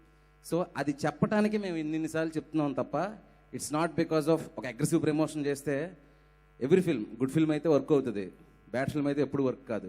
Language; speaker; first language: Telugu; native; Telugu